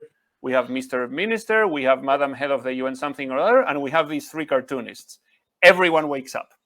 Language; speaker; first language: English; non-native, fluent; Spanish